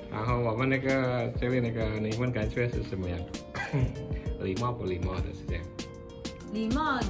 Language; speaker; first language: Chinese; non-native, fluent; Indonesian